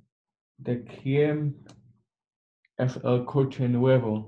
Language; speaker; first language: Spanish; non-native, learner; English